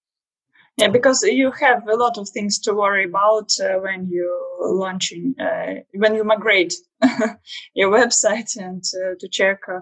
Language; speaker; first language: English; non-native, learner; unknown